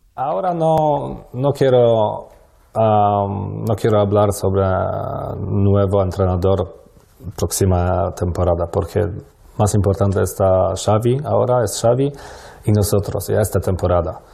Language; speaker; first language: Spanish; non-native, learner; Polish